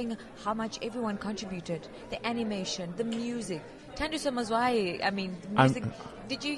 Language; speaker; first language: English; non-native, local second language; Venda